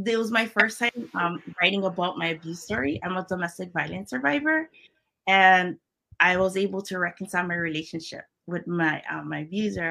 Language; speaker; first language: English; early bilingual, other home language; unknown